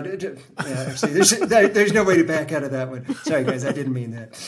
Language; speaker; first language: English; native; English